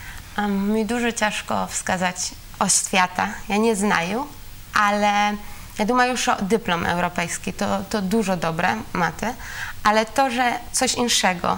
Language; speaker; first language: Ukrainian; non-native, learner; Polish